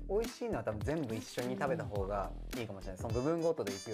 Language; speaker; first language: Japanese; native; Japanese